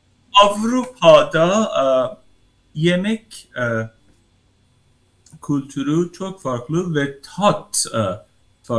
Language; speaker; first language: Turkish; non-native, learner; Persian